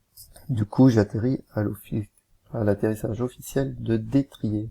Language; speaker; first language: French; native; French